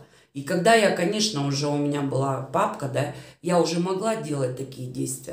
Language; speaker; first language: Russian; native; Russian